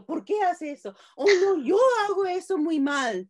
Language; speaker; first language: Spanish; non-native, fluent; Japanese